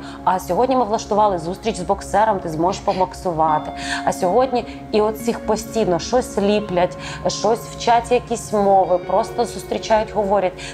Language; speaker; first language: Ukrainian; native; Ukrainian